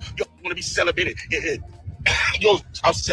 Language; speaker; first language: English; native; English